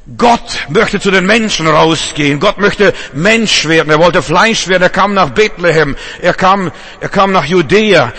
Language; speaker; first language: German; non-native, fluent; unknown